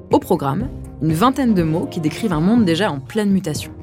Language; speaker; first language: French; native; French